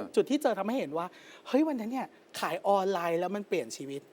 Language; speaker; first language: Thai; native; Thai